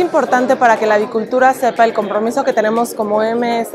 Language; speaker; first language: Spanish; native; Spanish